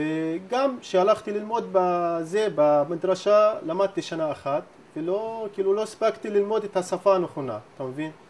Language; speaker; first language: Hebrew; non-native, local second language; Arabic